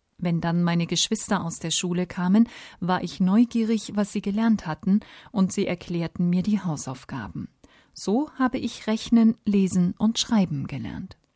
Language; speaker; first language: German; native; German